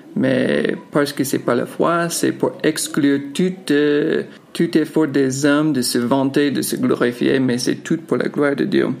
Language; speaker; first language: French; non-native, fluent; English